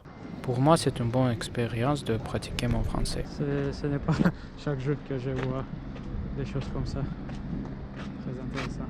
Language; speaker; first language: French; non-native, learner; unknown